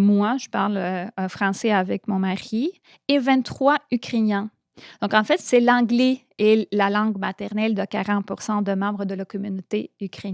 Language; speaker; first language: French; non-native, fluent; Ukrainian